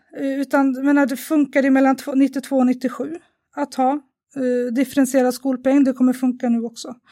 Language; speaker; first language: Swedish; native; Swedish